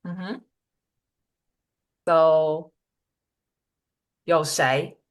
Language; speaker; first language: Chinese; non-native, fluent; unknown